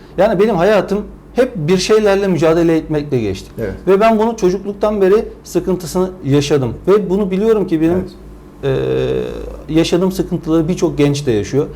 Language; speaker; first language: Turkish; native; Turkish